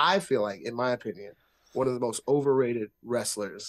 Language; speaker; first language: English; native; English